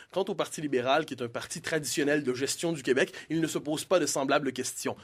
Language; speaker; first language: French; native; French